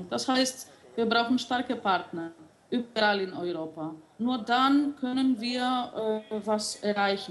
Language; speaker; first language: German; non-native, fluent; Greek